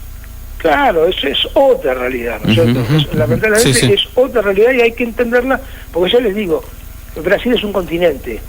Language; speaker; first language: Spanish; native; Spanish